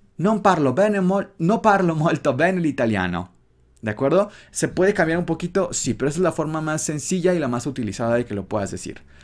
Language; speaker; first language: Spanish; native; Spanish